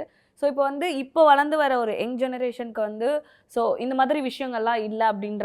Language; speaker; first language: Tamil; native; Tamil